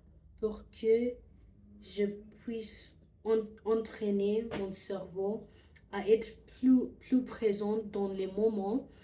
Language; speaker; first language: French; non-native, learner; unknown